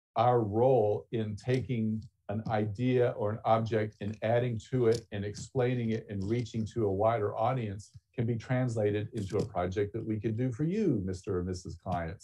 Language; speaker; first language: English; native; English